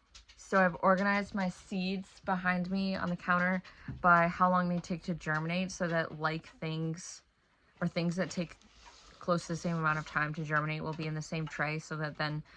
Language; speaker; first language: English; native; English